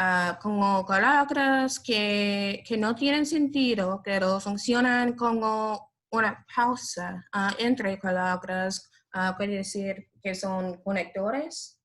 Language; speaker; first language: Spanish; non-native, learner; English